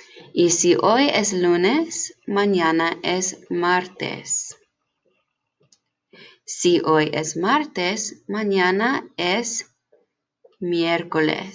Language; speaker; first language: Spanish; non-native, fluent; English